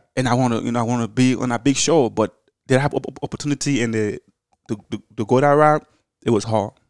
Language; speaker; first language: English; early bilingual, other home language; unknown